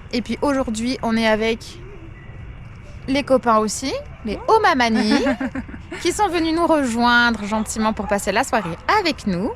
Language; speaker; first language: French; native; French